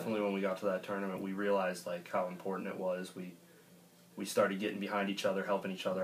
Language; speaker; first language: English; native; English